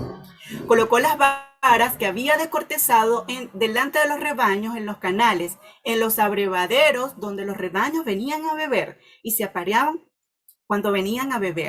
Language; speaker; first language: Spanish; native; Spanish